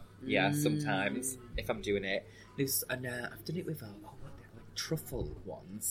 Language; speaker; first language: English; native; English